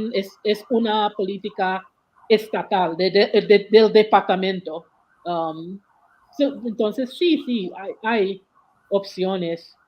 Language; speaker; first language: Spanish; non-native, learner; English